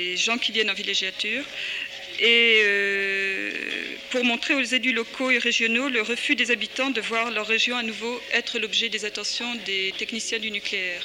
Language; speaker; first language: French; native; French